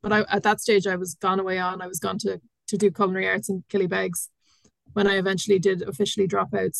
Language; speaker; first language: English; native; English